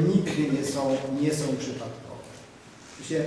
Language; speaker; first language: Polish; native; Polish